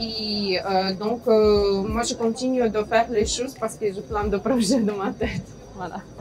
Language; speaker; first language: French; non-native, fluent; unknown